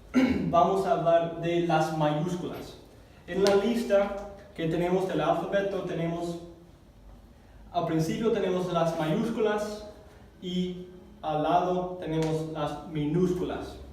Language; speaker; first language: Spanish; non-native, fluent; English